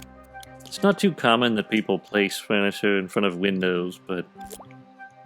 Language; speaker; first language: English; native; English